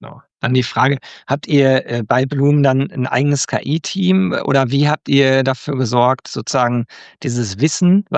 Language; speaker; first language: German; native; German